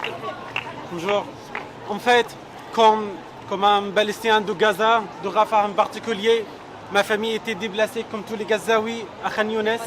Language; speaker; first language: French; non-native, fluent; Arabic